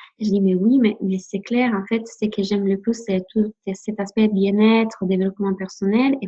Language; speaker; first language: French; non-native, fluent; Italian